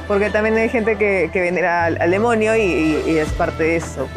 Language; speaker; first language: Spanish; native; Spanish